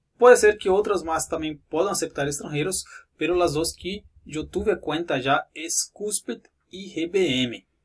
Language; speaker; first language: Spanish; non-native, fluent; Portuguese